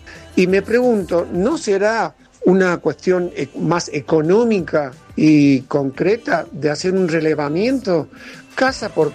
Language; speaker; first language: Spanish; native; Spanish